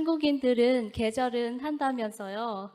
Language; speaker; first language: Korean; non-native, fluent; Vietnamese